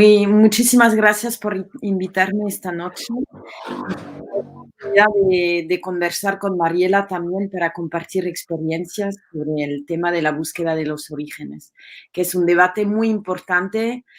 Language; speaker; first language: Spanish; non-native, fluent; French